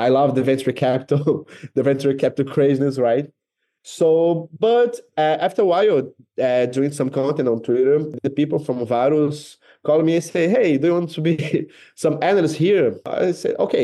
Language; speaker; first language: English; non-native, fluent; Portuguese